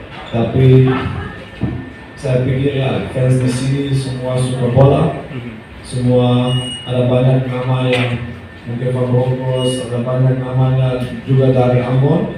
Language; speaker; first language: Indonesian; non-native, fluent; Dutch